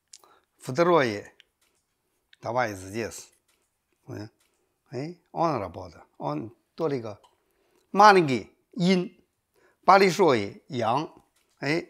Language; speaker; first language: Russian; non-native, learner; Chinese